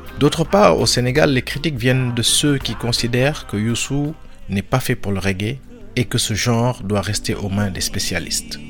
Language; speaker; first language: French; non-native, local second language; Wolof